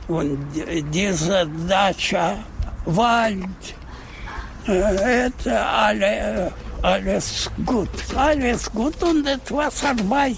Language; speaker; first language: German; non-native, learner; Russian